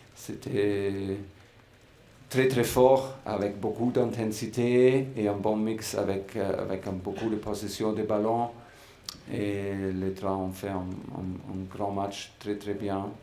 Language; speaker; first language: French; non-native, fluent; German